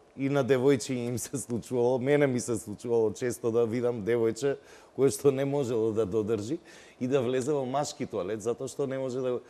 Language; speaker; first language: Macedonian; non-native, local second language; Albanian